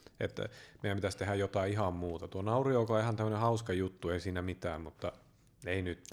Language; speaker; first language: Finnish; native; Finnish